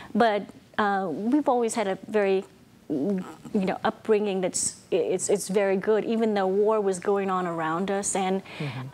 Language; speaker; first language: English; non-native, fluent; Vietnamese